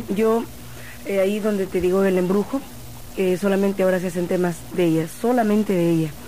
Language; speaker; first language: Spanish; native; Spanish